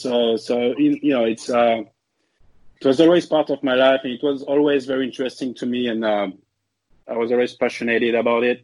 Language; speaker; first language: English; non-native, fluent; French